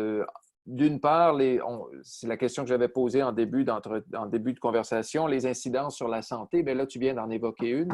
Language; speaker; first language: French; native; French